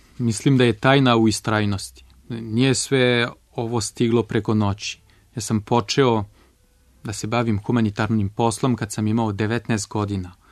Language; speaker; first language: Serbian; non-native, fluent; French